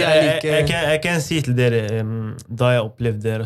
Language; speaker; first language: Norwegian; non-native, fluent; Arabic